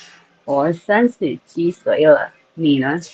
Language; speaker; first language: Chinese; non-native, learner; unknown